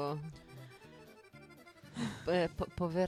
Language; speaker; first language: Italian; native; Italian